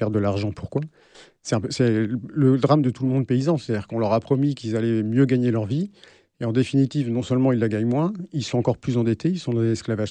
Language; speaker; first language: French; native; French